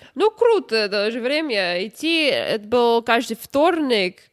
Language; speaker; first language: Russian; non-native, learner; English